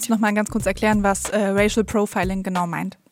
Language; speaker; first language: German; native; German